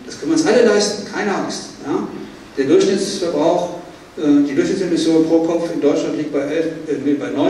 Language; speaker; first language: German; native; German